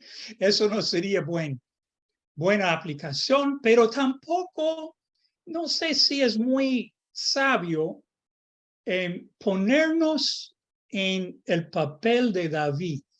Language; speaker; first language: Spanish; non-native, fluent; English